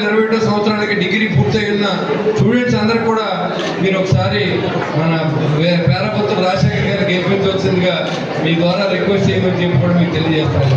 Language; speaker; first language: Telugu; native; Telugu